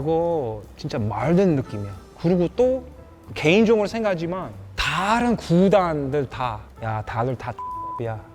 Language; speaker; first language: Korean; non-native, fluent; English